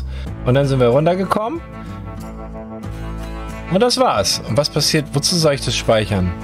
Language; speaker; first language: German; native; German